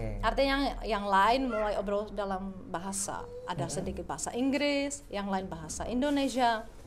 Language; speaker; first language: Indonesian; non-native, fluent; Czech